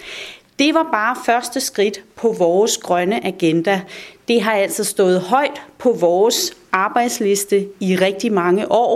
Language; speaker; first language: Danish; native; Danish